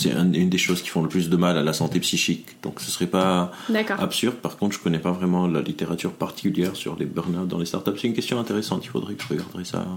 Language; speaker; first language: French; non-native, local second language; Arabic